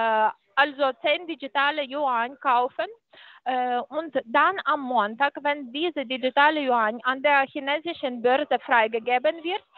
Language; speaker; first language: German; non-native, fluent; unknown